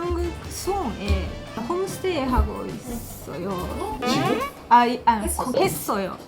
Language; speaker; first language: Korean; non-native, learner; Japanese